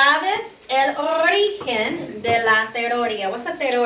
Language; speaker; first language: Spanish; non-native, fluent; English